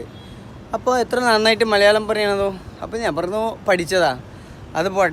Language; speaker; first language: Malayalam; non-native, local second language; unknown